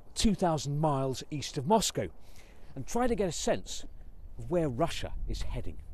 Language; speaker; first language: English; native; English